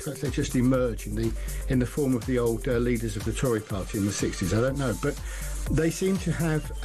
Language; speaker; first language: English; native; English